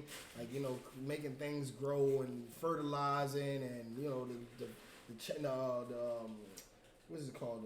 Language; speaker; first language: English; native; English